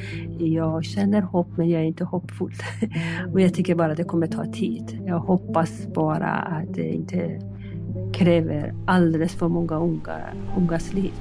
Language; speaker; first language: Swedish; non-native, fluent; Persian